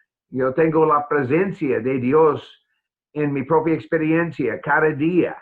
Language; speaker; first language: Spanish; non-native, fluent; English